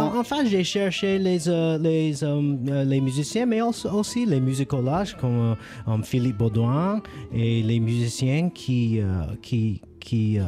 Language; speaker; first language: French; non-native, learner; English